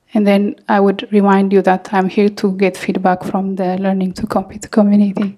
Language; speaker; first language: English; non-native, fluent; Amharic